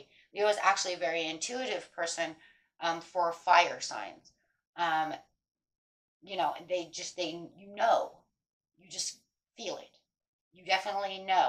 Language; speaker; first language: English; native; English